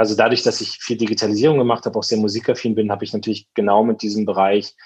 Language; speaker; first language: German; native; German